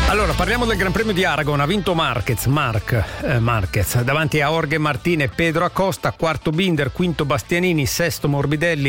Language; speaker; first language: Italian; native; Italian